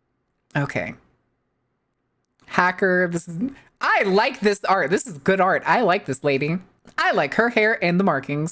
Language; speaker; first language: English; native; English